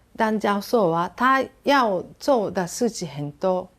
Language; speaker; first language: Chinese; non-native, fluent; Japanese